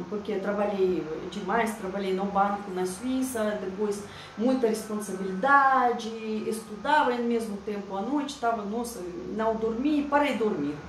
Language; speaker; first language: Portuguese; non-native, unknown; Russian